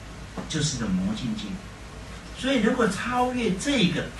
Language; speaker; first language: Chinese; native; Chinese